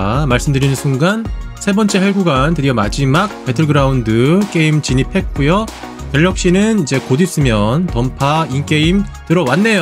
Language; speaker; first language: Korean; native; Korean